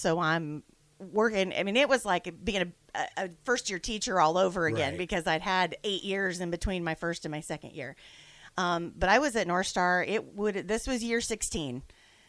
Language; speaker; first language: English; native; English